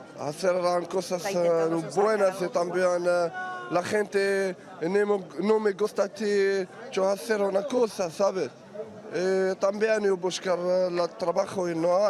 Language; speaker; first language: Spanish; non-native, learner; Arabic